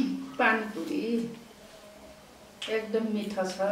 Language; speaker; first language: Nepali; non-native, learner; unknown